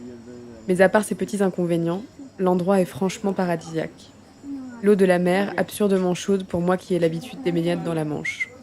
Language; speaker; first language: French; native; French